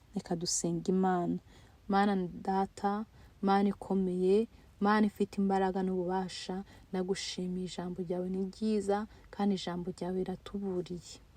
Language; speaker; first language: Kinyarwanda; native; Kinyarwanda